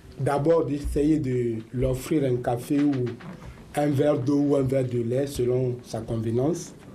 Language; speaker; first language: French; native; French